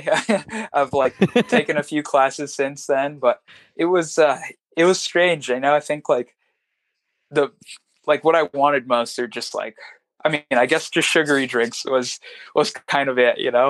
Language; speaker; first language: English; non-native, local second language; Swahili